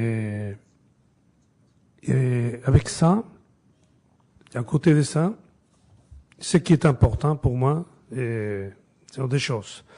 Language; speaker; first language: French; non-native, fluent; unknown